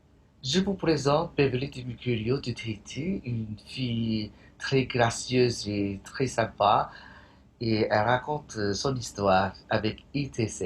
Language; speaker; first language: French; non-native, fluent; English